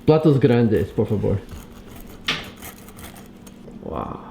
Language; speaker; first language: Spanish; non-native, learner; English